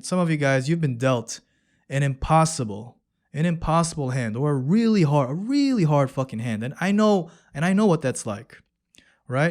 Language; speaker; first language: English; early bilingual, other home language; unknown